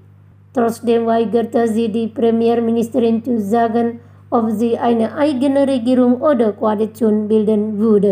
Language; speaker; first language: German; non-native, fluent; Indonesian